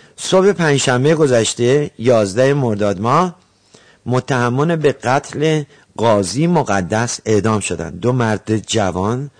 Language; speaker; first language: Persian; native; Persian